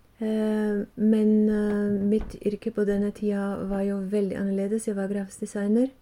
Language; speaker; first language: Norwegian; non-native, fluent; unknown